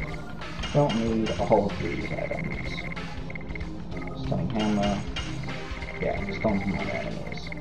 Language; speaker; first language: English; native; English